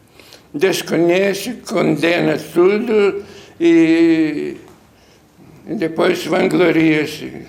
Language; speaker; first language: Portuguese; non-native, fluent; Lithuanian